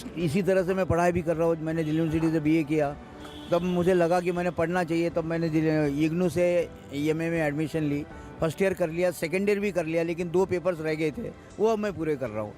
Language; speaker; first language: Hindi; non-native, local second language; Marathi